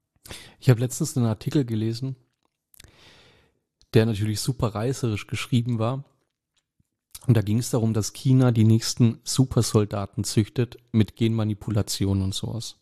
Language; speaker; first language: German; native; German